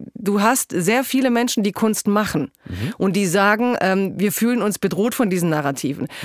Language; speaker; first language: German; early bilingual, other home language; Croatian